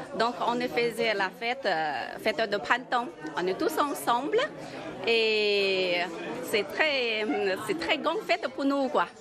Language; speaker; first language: French; non-native, learner; Chinese